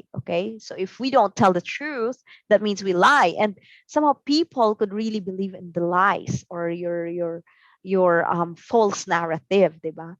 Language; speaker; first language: English; non-native, local second language; Cebuano